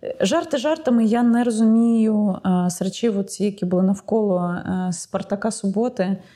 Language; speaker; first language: Ukrainian; non-native, local second language; Russian